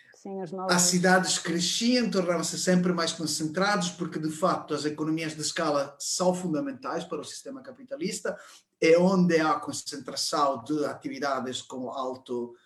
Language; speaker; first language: Portuguese; non-native, fluent; Italian